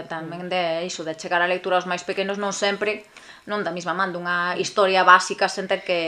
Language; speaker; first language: Galician; native; Galician